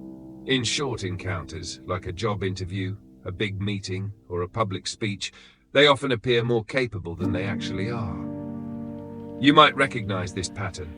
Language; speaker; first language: English; native; English